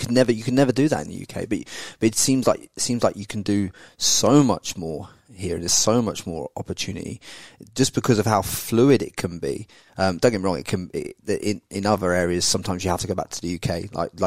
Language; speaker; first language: English; native; English